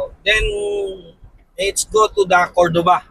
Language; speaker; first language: English; non-native, learner; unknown